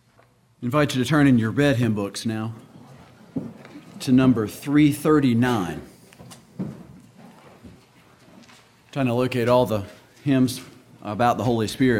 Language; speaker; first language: English; native; English